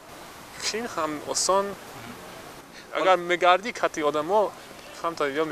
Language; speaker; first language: Persian; non-native, learner; English